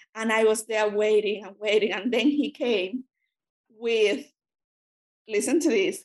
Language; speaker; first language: English; non-native, fluent; Spanish